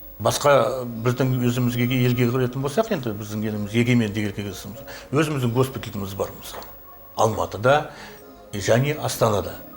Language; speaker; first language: Kazakh; native; Kazakh